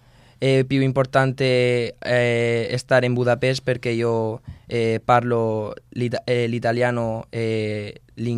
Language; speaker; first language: Italian; non-native, learner; Spanish